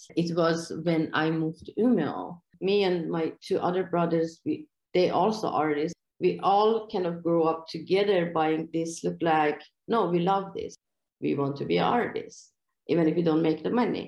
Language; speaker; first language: English; non-native, fluent; Persian